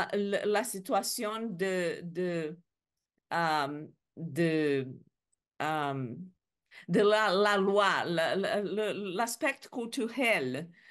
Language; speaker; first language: French; non-native, learner; Portuguese